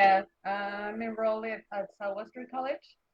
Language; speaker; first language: English; non-native, learner; Spanish